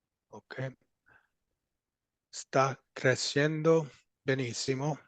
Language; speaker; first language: Italian; non-native, learner; English